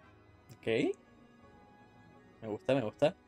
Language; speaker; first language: Spanish; native; Spanish